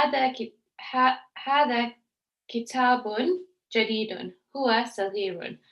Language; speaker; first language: Arabic; non-native, learner; English